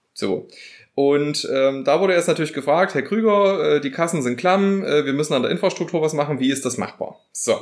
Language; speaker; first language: German; native; German